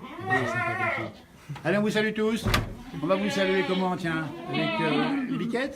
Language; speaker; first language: French; native; French